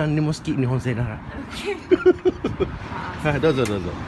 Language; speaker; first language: Japanese; non-native, fluent; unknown